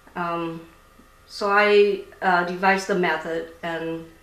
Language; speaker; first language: English; non-native, fluent; Vietnamese